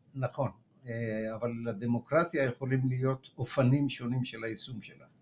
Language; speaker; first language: Hebrew; early bilingual, other home language; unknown